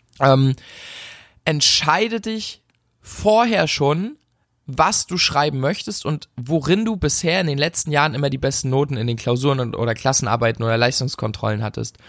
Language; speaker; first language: German; native; German